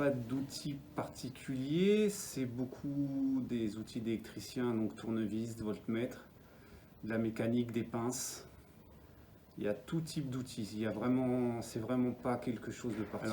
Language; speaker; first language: French; native; French